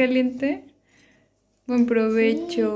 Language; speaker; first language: Spanish; native; Spanish